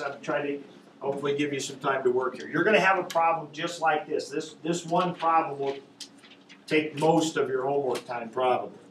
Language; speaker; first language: English; native; English